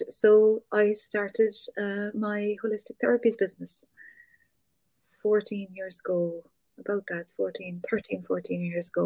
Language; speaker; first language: English; native; English